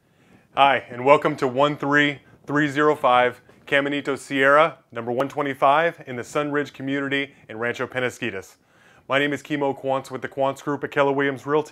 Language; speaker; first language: English; native; English